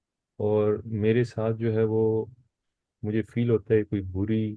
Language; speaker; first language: Hindi; non-native, local second language; Punjabi